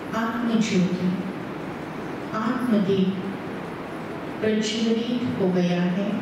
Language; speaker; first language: Hindi; non-native, local second language; Marathi